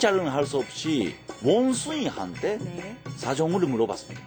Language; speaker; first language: Korean; early bilingual, heritage; Japanese